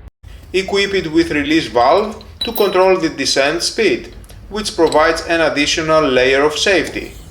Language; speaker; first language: English; non-native, fluent; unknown